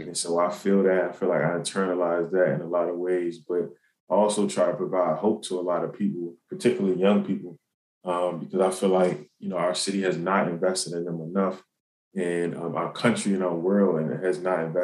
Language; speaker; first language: English; native; English